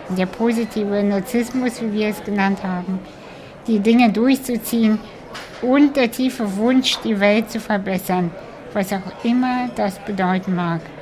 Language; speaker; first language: German; early bilingual, other home language; Russian